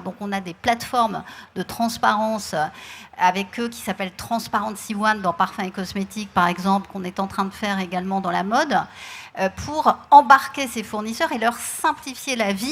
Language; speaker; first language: French; native; French